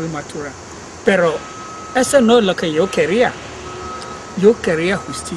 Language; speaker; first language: Spanish; non-native, learner; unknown